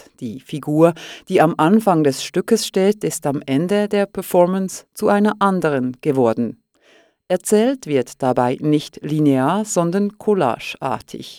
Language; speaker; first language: German; native; German